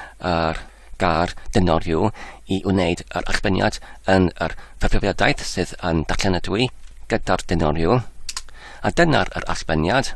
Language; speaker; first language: Welsh; non-native, learner; English